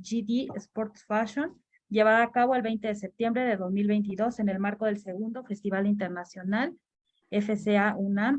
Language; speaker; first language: Spanish; native; Spanish